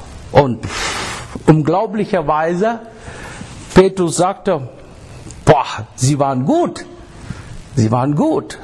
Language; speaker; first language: German; non-native, fluent; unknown